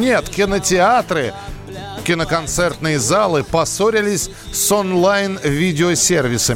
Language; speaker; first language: Russian; native; Russian